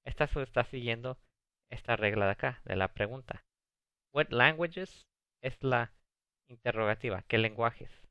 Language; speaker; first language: Spanish; early bilingual, other home language; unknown